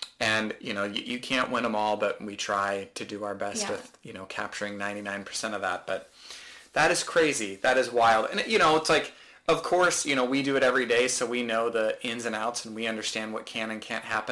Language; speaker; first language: English; native; English